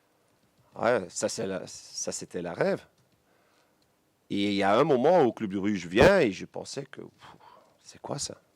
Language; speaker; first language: French; non-native, local second language; Dutch